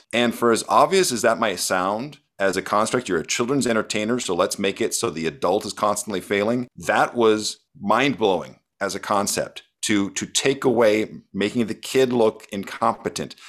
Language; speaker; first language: English; native; English